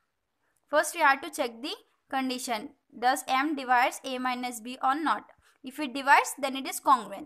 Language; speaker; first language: English; non-native, local second language; Telugu